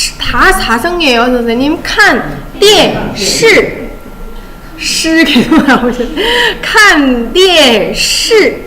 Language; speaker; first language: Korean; non-native, fluent; Chinese